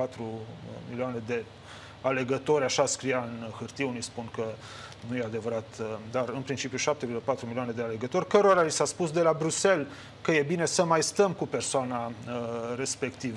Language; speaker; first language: Romanian; native; Romanian